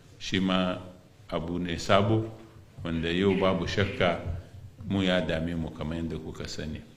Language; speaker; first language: Hausa; non-native, local second language; Arabic